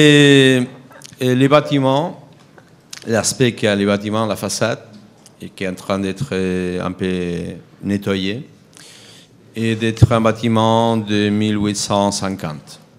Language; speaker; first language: French; non-native, fluent; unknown